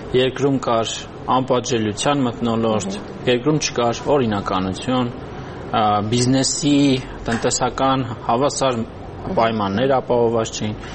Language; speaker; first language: Armenian; native; Armenian